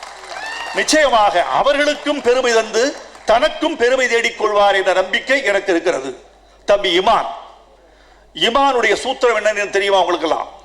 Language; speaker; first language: Tamil; native; Tamil